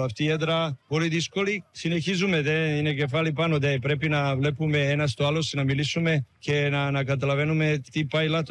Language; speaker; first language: Greek; non-native, learner; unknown